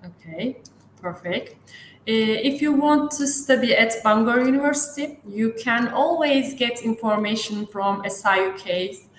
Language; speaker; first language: English; non-native, fluent; Turkish